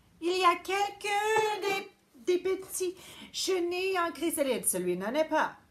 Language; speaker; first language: French; non-native, learner; English